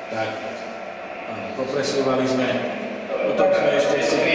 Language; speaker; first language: Slovak; native; Slovak